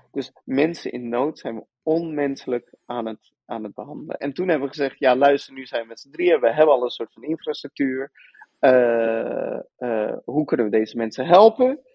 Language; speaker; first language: Dutch; early bilingual, other home language; Persian